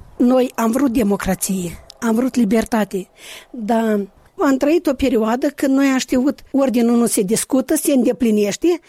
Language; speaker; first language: Romanian; native; Romanian